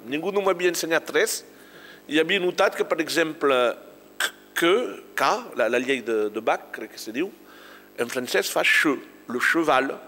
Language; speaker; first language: Catalan; non-native, local second language; French